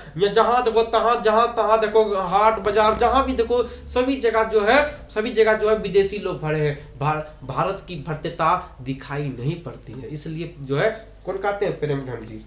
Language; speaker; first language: Hindi; native; Hindi